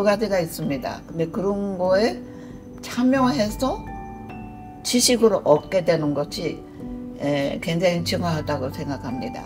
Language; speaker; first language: Korean; early bilingual, heritage; Korean